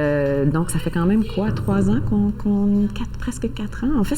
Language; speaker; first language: French; native; French